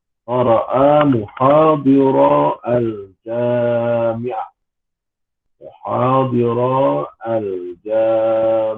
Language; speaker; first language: Arabic; non-native, fluent; Malay